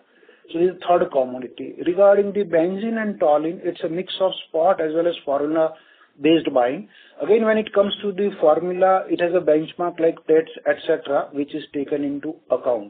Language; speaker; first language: English; non-native, local second language; Gujarati